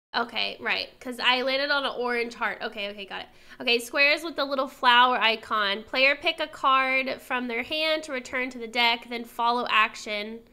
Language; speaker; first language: English; native; English